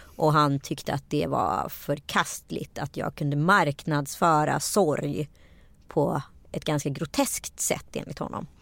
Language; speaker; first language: Swedish; native; Swedish